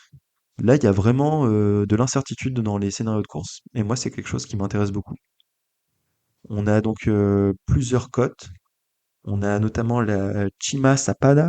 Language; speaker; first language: French; native; French